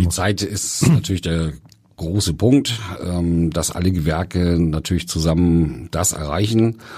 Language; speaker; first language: German; native; German